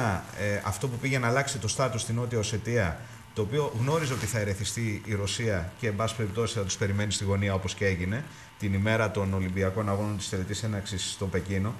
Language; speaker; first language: Greek; native; Greek